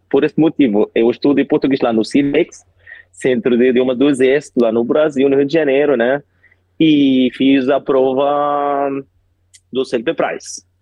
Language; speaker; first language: Portuguese; non-native, fluent; Arabic